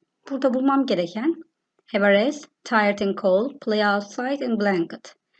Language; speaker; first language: English; non-native, fluent; Turkish